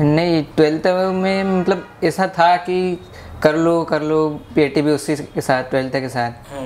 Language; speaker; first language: Hindi; native; Hindi